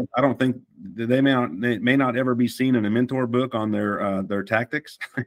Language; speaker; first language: English; native; English